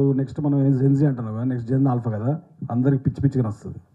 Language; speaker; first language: Telugu; native; Telugu